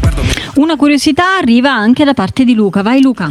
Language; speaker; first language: Italian; native; Italian